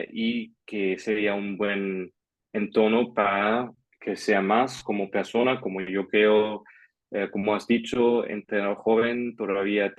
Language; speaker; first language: Spanish; non-native, fluent; German